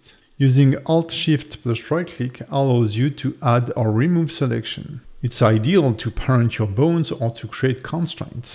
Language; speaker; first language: English; non-native, fluent; French